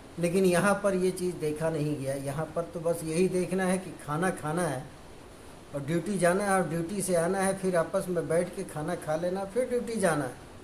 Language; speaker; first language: Hindi; native; Hindi